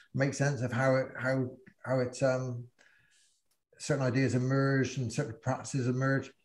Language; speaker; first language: English; native; English